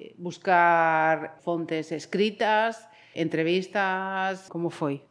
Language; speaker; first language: Galician; non-native, local second language; Spanish